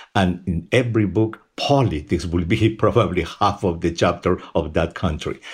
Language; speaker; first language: English; non-native, fluent; Spanish